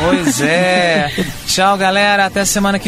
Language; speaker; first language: Portuguese; native; Portuguese